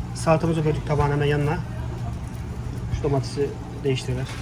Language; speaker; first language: Turkish; native; Turkish